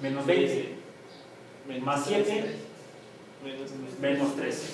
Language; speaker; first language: Spanish; native; Spanish